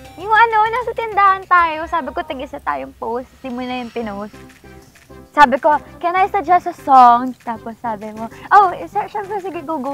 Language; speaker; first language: Filipino; native; Filipino